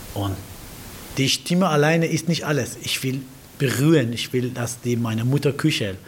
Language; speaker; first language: German; non-native, learner; Persian